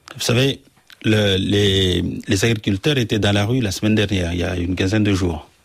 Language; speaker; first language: French; non-native, local second language; Comorian